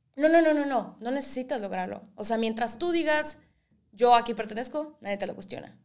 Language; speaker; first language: Spanish; native; Spanish